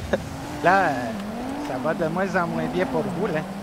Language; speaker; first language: French; native; French